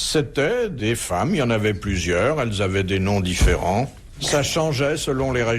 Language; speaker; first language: French; native; French